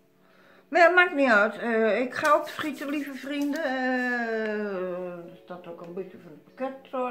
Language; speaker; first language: Dutch; native; Dutch